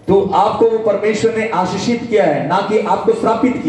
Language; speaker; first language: Hindi; native; Hindi